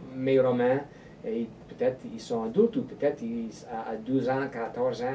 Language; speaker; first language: French; non-native, learner; English